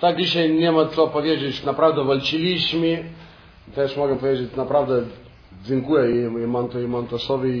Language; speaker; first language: Polish; non-native, fluent; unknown